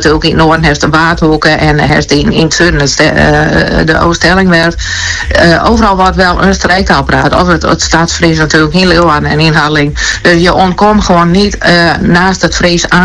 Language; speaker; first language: Dutch; native; Dutch